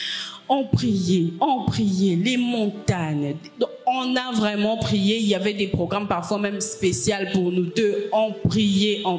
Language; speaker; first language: French; non-native, local second language; Lingala